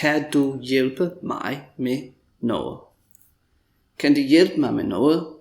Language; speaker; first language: Danish; non-native, fluent; English